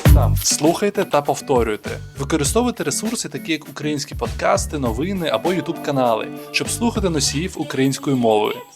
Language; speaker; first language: Ukrainian; non-native, local second language; Russian